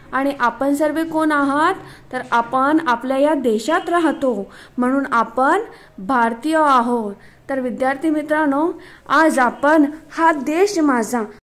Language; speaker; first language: Marathi; non-native, local second language; Urdu